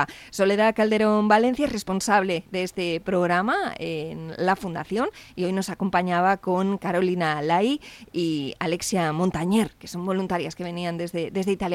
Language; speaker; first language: Spanish; native; Spanish